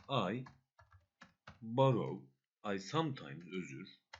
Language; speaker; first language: English; non-native, fluent; Turkish